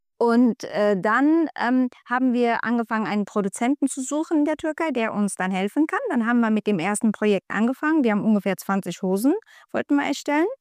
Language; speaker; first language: German; non-native, fluent; Turkish